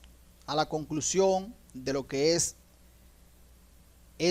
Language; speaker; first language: Spanish; native; Spanish